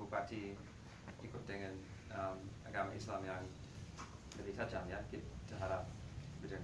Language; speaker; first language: Indonesian; non-native, fluent; English